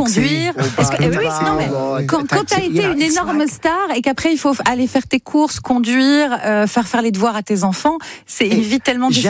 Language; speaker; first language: French; native; French